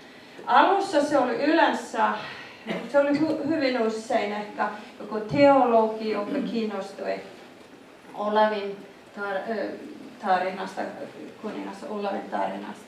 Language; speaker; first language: Finnish; non-native, fluent; Icelandic